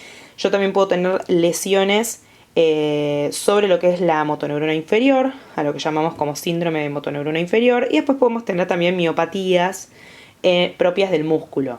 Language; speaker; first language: Spanish; native; Spanish